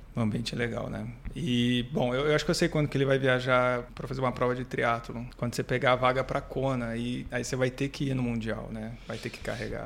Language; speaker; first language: Portuguese; native; Portuguese